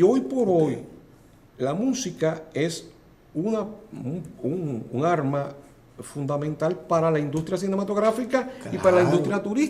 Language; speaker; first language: Spanish; native; Spanish